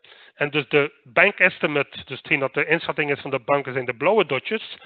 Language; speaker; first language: Dutch; native; Dutch